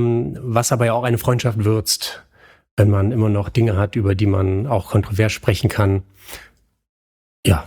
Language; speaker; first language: German; native; German